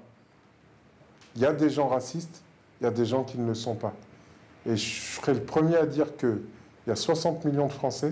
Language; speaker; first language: French; native; French